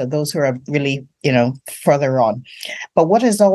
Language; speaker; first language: English; non-native, local second language; Yoruba